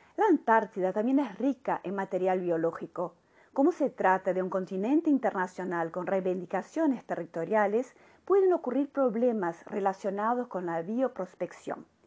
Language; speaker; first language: Spanish; non-native, fluent; Portuguese